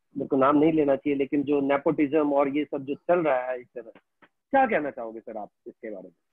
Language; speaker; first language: Hindi; native; Hindi